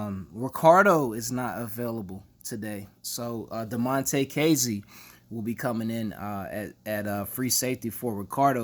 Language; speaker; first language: English; native; English